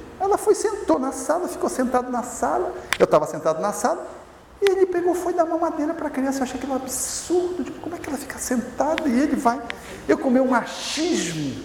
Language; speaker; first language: Portuguese; native; Portuguese